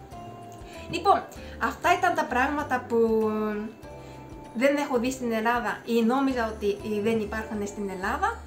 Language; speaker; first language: Greek; non-native, fluent; Japanese